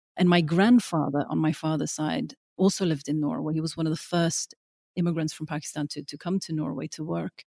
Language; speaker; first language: English; early bilingual, other home language; Norwegian